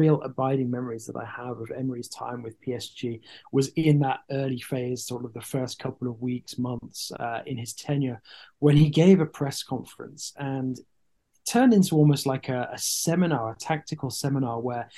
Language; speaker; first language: English; native; English